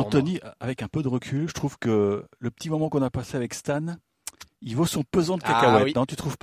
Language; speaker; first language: French; native; French